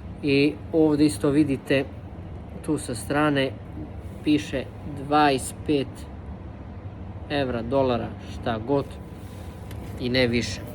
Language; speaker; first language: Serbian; early bilingual, heritage; Serbian